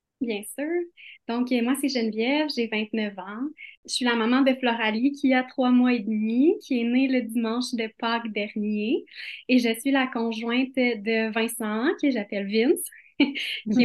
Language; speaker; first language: French; native; French